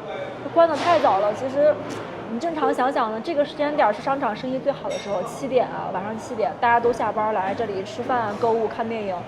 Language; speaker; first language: Chinese; native; Chinese